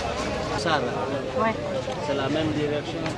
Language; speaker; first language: French; non-native, learner; Indonesian